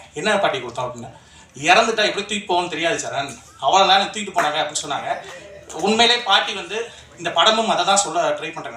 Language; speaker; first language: Tamil; native; Tamil